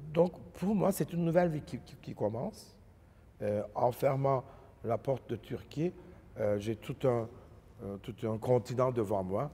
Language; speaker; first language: English; non-native, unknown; Turkish